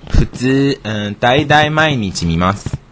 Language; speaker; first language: Japanese; non-native, learner; Chinese